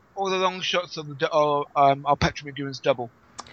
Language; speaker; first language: English; native; English